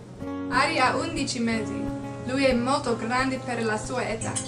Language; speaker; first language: Italian; non-native, learner; English